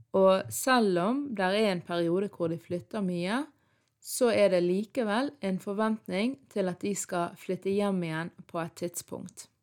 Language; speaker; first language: Norwegian; early bilingual, other home language; Arabic